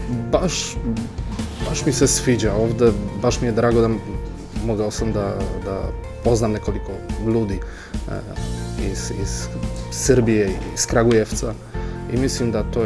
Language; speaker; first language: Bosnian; non-native, learner; Polish